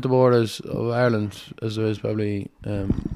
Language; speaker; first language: English; native; English